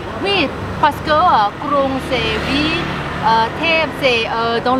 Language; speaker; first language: French; non-native, learner; Thai